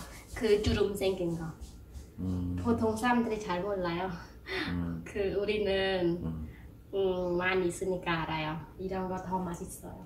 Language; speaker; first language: Korean; non-native, fluent; Khmer